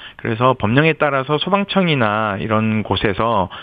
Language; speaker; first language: Korean; native; Korean